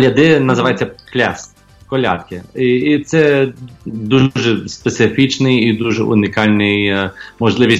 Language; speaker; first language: Ukrainian; early bilingual, heritage; Ukrainian